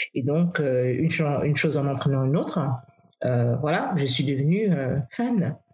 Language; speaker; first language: French; early bilingual, heritage; English